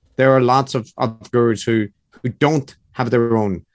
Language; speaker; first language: English; native; English